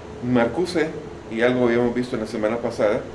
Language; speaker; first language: Spanish; native; Spanish